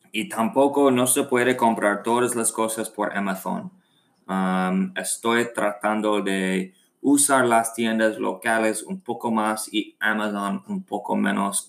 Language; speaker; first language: Spanish; non-native, learner; English